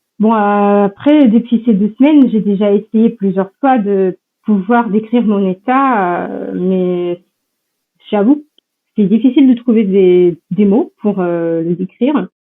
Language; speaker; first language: French; non-native, fluent; Russian